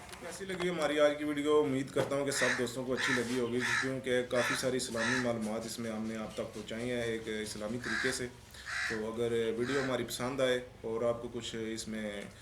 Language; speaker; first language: Urdu; non-native, local second language; Punjabi